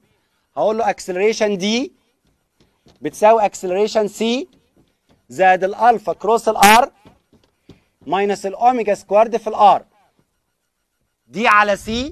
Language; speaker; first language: Arabic; native; Arabic